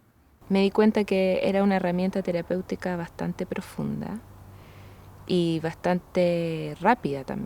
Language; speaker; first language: Spanish; native; Spanish